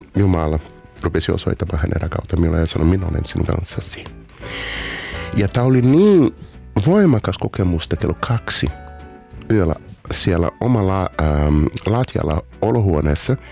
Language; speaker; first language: Finnish; non-native, learner; Portuguese